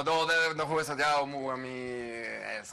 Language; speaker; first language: Norwegian; non-native, fluent; Spanish